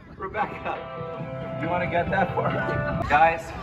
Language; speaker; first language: English; native; English